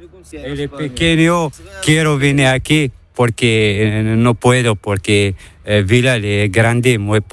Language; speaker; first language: Spanish; non-native, learner; Arabic